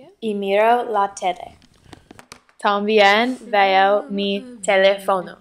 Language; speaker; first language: Spanish; non-native, learner; English